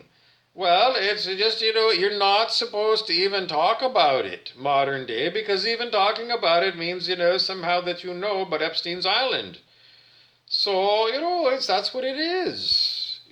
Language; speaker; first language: English; native; English